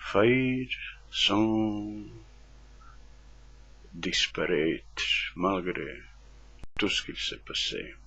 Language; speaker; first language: French; non-native, fluent; Croatian